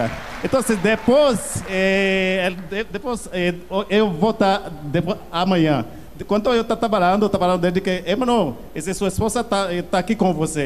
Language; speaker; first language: Portuguese; non-native, learner; Haitian Creole